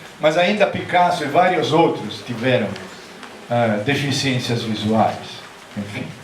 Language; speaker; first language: Portuguese; non-native, fluent; Italian